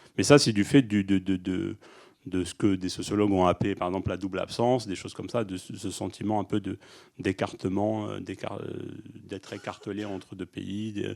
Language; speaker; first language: French; early bilingual, other home language; Arabic